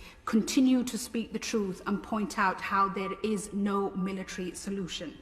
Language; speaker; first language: English; native; English